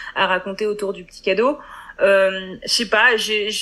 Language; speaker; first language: French; native; French